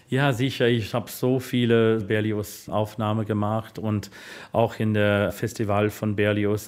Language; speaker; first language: German; non-native, learner; English